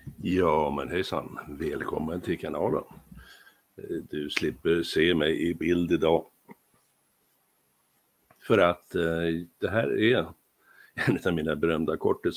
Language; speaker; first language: Swedish; native; Swedish